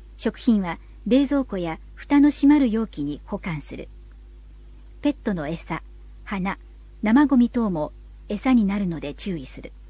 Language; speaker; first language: Japanese; native; Japanese